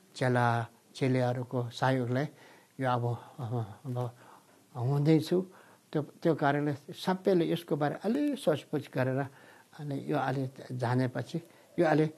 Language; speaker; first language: Nepali; non-native, fluent; Tibetan